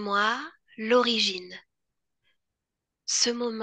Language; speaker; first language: French; native; French